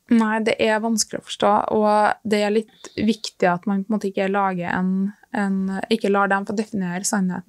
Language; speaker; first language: Norwegian; native; Norwegian